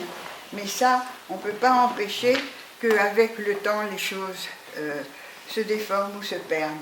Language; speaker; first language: French; native; French